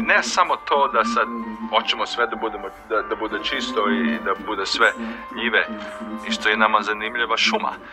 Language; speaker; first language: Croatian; early bilingual, heritage; Croatian